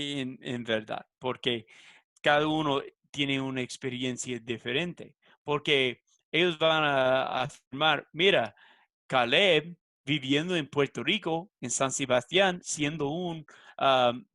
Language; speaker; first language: Spanish; non-native, fluent; English